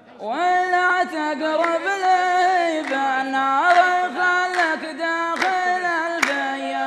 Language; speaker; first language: Arabic; native; Arabic